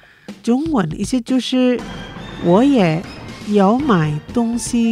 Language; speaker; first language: Chinese; early bilingual, heritage; Chinese